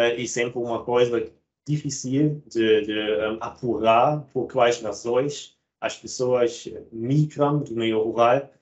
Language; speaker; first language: Portuguese; non-native, fluent; German